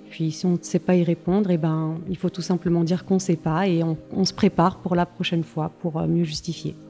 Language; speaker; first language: French; native; French